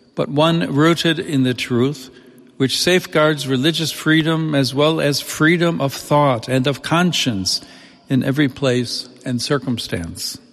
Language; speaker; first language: English; native; English